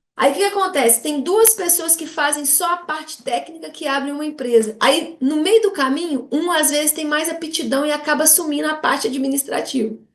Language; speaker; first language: Portuguese; native; Portuguese